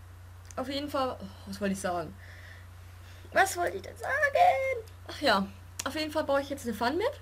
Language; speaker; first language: German; native; German